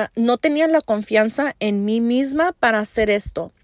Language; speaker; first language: Spanish; early bilingual, heritage; Spanish